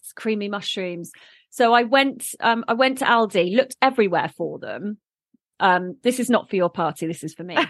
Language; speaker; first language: English; native; English